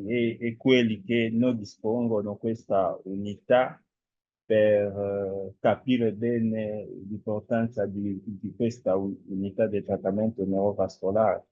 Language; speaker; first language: Italian; non-native, fluent; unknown